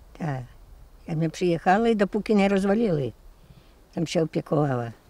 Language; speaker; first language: Polish; non-native, local second language; Rusyn